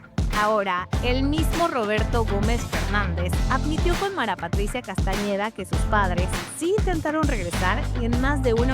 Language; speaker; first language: Spanish; native; Spanish